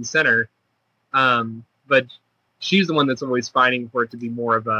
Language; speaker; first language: English; native; English